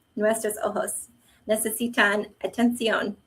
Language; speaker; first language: Spanish; non-native, learner; English